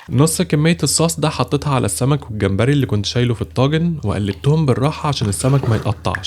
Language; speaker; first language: Arabic; native; Arabic